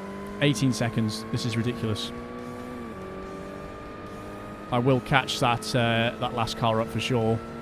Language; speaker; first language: English; native; English